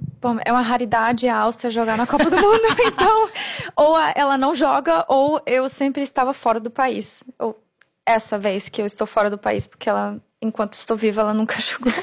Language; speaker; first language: Portuguese; non-native, fluent; German